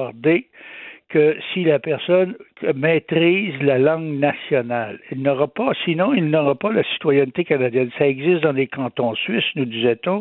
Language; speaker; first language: French; native; French